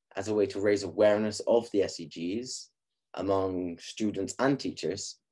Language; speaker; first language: English; native; English